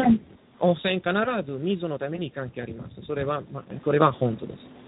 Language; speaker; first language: Japanese; non-native, learner; Italian